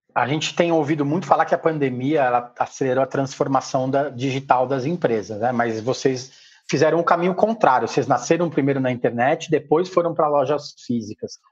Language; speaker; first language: Portuguese; native; Portuguese